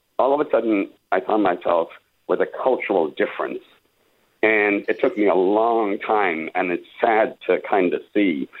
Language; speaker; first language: English; native; English